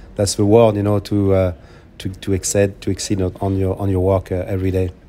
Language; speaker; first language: English; non-native, fluent; French